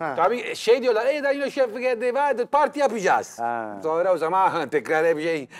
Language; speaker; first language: Turkish; non-native, fluent; Italian